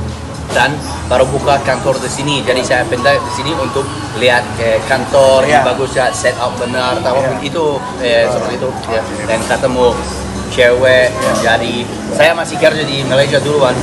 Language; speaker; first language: Indonesian; non-native, fluent; English